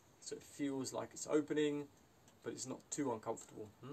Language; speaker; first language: English; native; English